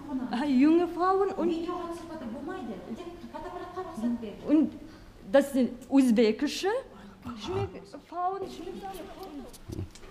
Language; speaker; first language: German; non-native, learner; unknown